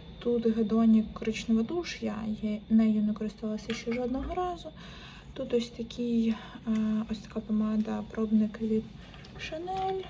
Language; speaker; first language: Ukrainian; native; Ukrainian